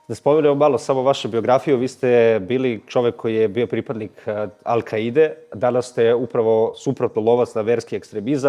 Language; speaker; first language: Bosnian; native; Bosnian